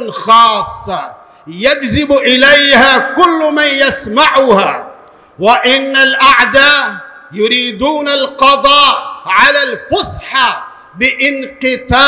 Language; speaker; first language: Arabic; non-native, fluent; Urdu